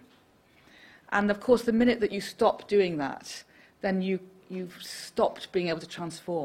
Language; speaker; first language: English; native; English